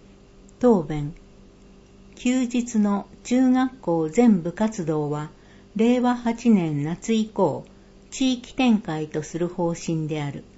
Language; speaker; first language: Japanese; native; Japanese